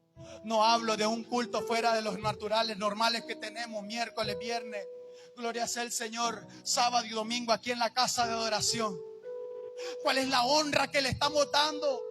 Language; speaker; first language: Spanish; native; Spanish